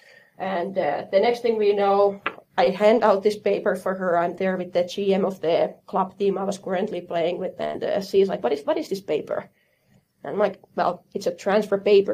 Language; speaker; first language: English; non-native, fluent; Finnish